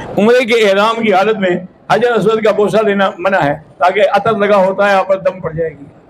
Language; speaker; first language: Urdu; native; Urdu